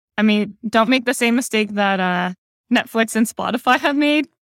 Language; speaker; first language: English; native; English